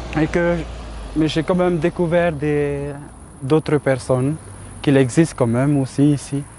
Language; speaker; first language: French; non-native, local second language; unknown